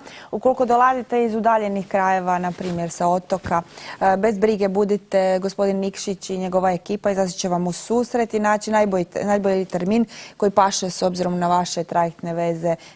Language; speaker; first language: Croatian; native; Croatian